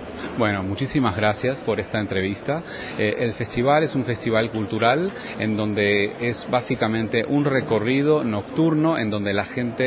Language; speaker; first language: Spanish; native; Spanish